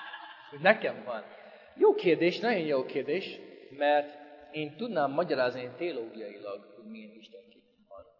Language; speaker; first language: Hungarian; non-native, fluent; English